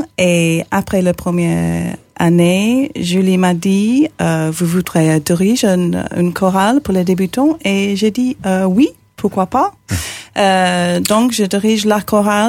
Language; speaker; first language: French; non-native, learner; English